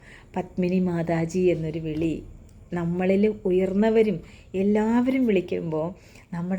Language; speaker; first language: Malayalam; native; Malayalam